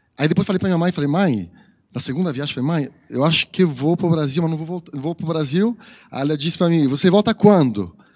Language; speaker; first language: Portuguese; non-native, fluent; French